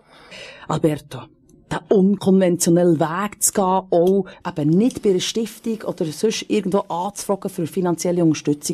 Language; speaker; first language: German; native; German